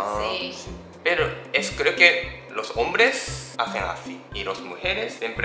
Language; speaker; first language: Spanish; non-native, learner; Japanese